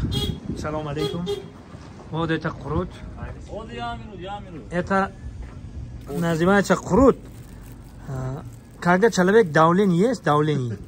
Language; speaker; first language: Russian; non-native, learner; Tajik